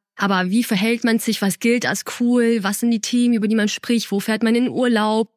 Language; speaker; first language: German; early bilingual, other home language; Chinese